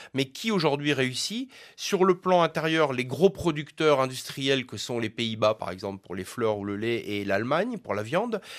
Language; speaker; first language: French; native; French